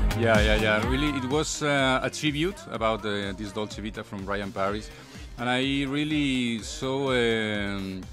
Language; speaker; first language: English; non-native, learner; Spanish